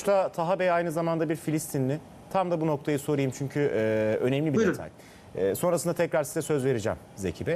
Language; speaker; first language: Turkish; native; Turkish